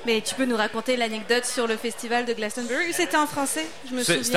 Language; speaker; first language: French; native; French